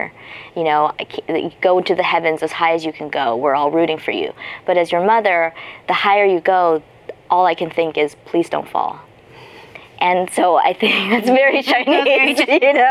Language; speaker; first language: English; native; English